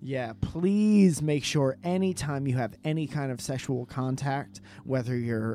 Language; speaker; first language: English; native; English